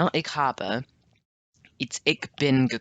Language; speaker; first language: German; non-native, learner; English